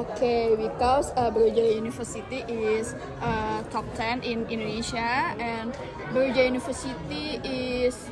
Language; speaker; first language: English; non-native, learner; Indonesian